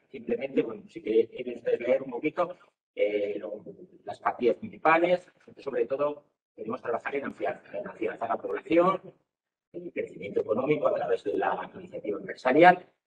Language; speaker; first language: Spanish; native; Spanish